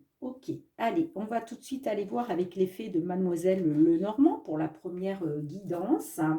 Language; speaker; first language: French; native; French